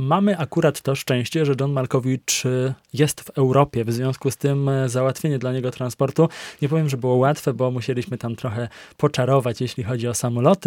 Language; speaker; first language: Polish; native; Polish